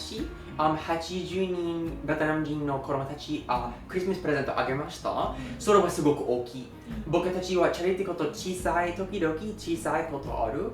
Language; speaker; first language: Japanese; non-native, learner; English